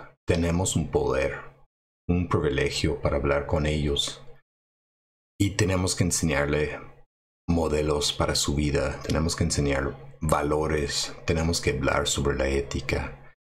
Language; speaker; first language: Spanish; non-native, fluent; English